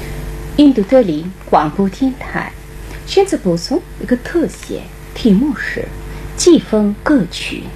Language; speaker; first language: Chinese; non-native, fluent; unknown